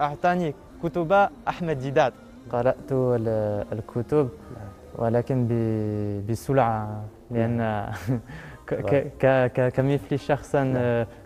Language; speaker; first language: Arabic; non-native, learner; French